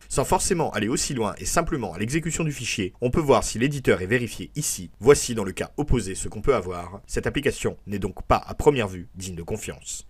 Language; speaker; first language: French; native; French